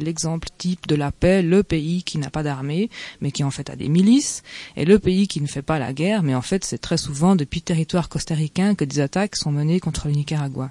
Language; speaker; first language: French; native; French